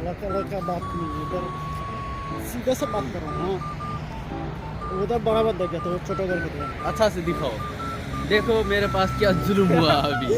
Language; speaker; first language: Hindi; non-native, learner; Bangla